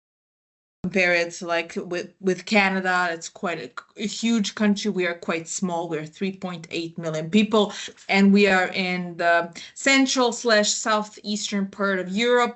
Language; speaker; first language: English; non-native, fluent; Croatian